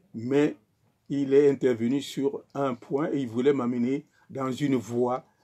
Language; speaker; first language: French; non-native, local second language; Sango